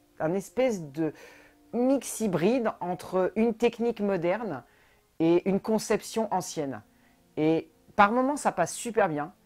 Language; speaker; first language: French; native; French